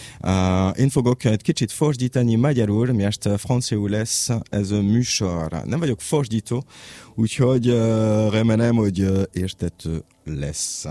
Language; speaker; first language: Hungarian; non-native, learner; French